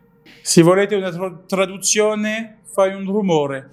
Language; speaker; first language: Italian; non-native, learner; French